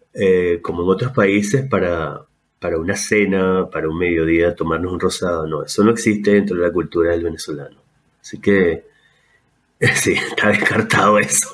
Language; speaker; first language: Spanish; native; Spanish